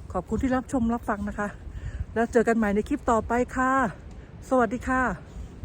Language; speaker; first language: Thai; native; Thai